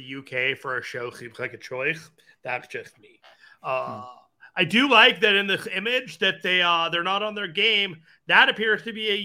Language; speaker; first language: English; native; English